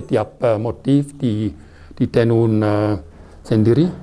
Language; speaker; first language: Indonesian; non-native, fluent; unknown